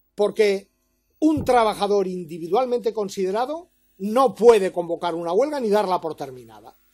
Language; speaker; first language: Spanish; native; Spanish